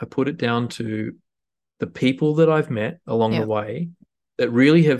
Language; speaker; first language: English; native; English